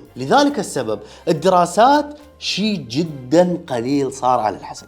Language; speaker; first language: Arabic; native; Arabic